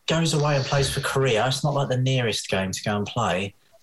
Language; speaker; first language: English; native; English